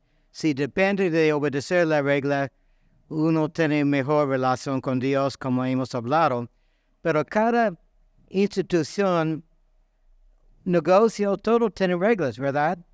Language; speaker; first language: Spanish; non-native, fluent; English